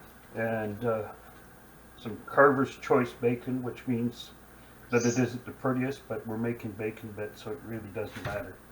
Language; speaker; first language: English; native; English